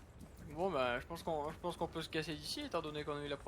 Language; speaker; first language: French; native; French